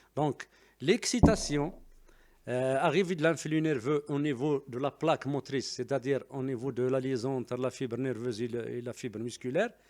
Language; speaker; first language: French; non-native, local second language; Arabic